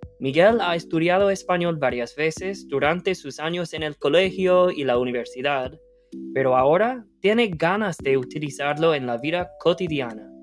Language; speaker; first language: Spanish; non-native, fluent; English